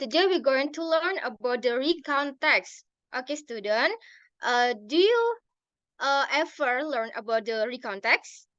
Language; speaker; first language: English; non-native, learner; Indonesian